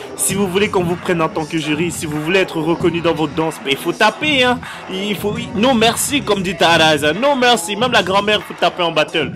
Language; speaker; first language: French; native; French